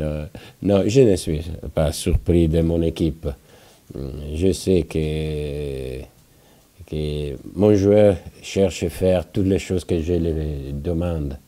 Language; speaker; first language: French; non-native, fluent; Italian